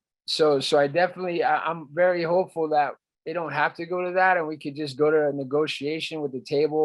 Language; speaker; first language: English; native; English